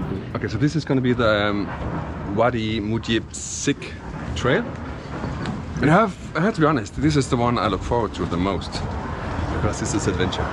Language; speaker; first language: English; non-native, fluent; Danish